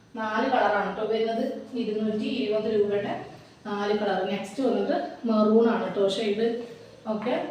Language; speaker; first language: Malayalam; native; Malayalam